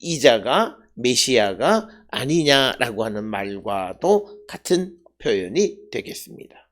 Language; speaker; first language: Korean; native; Korean